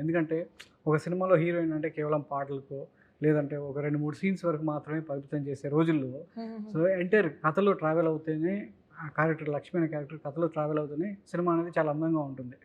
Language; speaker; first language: Telugu; native; Telugu